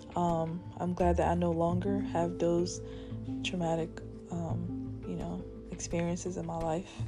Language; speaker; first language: English; early bilingual, other home language; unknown